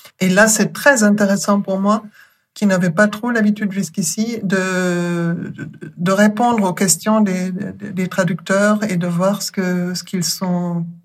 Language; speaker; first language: French; non-native, fluent; German